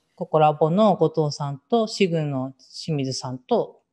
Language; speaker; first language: Japanese; native; Japanese